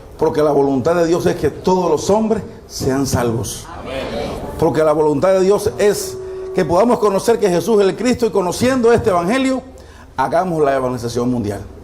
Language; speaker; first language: Spanish; non-native, fluent; Haitian Creole